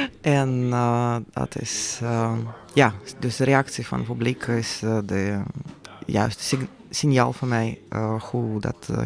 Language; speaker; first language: Dutch; non-native, fluent; Russian